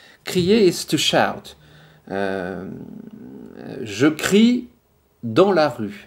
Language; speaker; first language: French; native; French